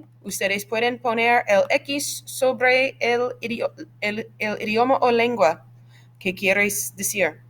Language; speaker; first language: Spanish; non-native, fluent; English